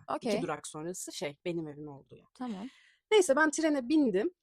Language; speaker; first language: Turkish; native; Turkish